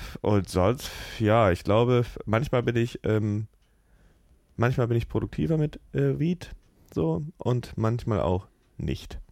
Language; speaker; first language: German; native; German